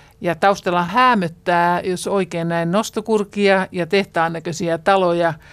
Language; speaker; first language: Finnish; native; Finnish